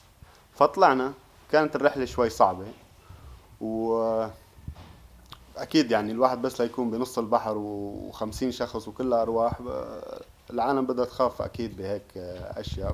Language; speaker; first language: Arabic; native; Arabic